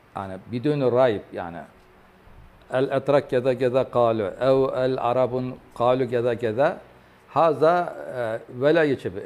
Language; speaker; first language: Arabic; non-native, fluent; Turkish